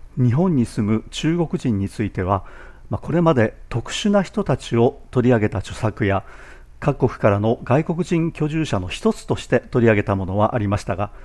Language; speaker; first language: Japanese; native; Japanese